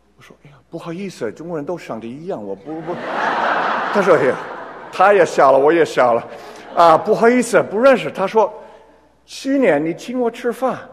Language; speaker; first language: Chinese; non-native, fluent; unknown